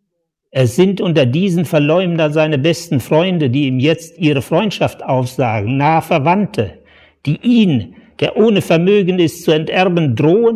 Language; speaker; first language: German; native; German